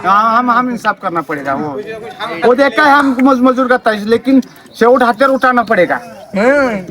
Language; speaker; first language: Hindi; non-native, local second language; Marathi